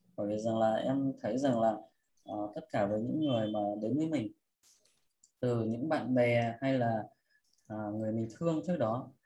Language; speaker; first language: Vietnamese; early bilingual, heritage; Vietnamese